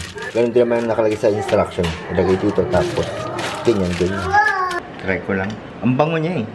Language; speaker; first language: Filipino; native; Filipino